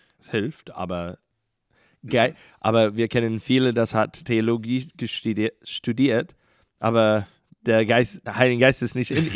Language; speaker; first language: German; non-native, learner; English